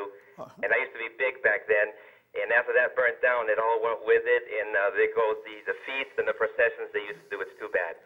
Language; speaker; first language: English; native; English